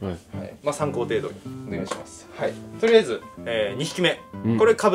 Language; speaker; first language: Japanese; native; Japanese